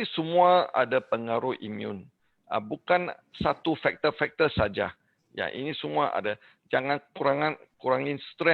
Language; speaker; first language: Indonesian; non-native, learner; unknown